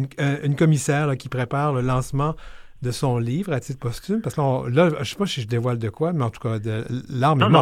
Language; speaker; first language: French; native; French